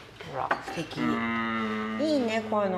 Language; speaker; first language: French; non-native, learner; Japanese